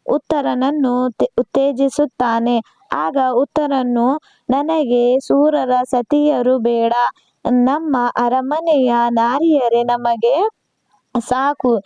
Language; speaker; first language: Kannada; non-native, local second language; Urdu